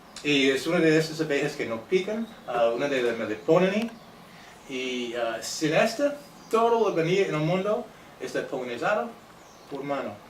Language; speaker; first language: Spanish; non-native, fluent; English